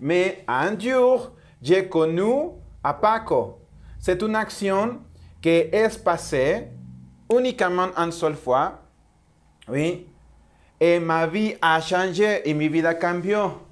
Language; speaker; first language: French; non-native, learner; Spanish